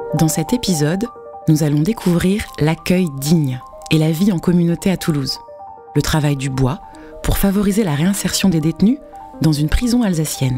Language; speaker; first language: French; native; French